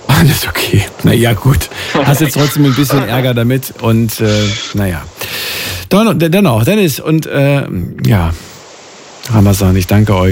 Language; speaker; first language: German; native; German